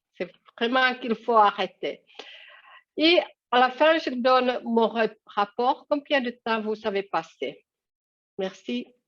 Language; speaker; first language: French; non-native, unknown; Finnish